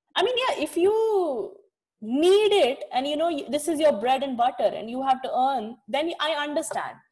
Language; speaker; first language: English; non-native, local second language; Kashmiri